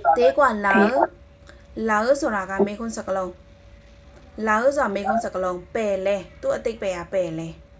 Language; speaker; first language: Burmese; non-native, local second language; Shan